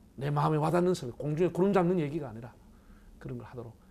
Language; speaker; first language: Korean; native; Korean